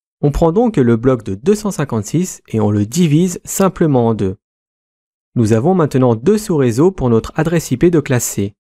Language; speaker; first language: French; native; French